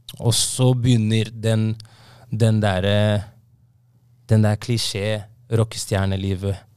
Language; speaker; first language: Norwegian; native; Norwegian